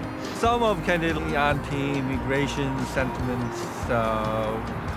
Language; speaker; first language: English; non-native, learner; Korean